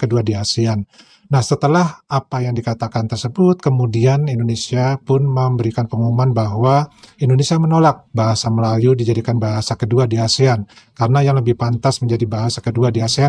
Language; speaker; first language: Indonesian; native; Indonesian